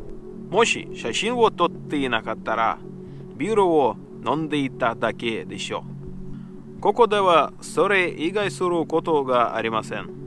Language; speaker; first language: Japanese; non-native, learner; Russian